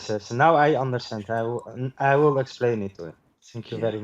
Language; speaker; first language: English; non-native, learner; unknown